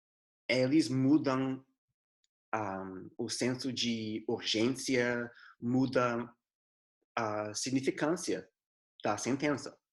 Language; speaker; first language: Portuguese; non-native, fluent; English